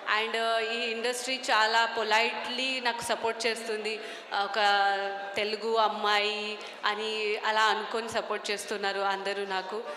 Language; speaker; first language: Telugu; non-native, fluent; Marathi